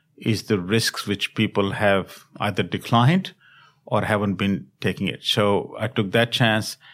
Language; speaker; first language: English; non-native, local second language; Hindi